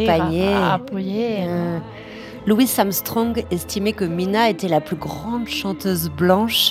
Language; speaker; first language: French; native; French